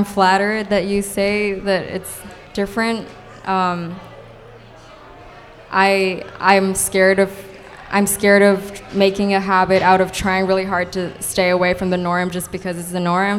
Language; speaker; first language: English; non-native, local second language; Cantonese